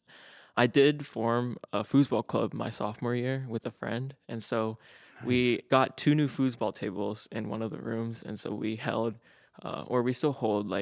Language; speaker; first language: English; native; English